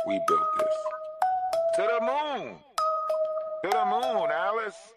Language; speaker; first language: English; native; English